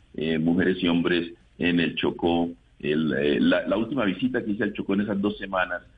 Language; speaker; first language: Spanish; native; Spanish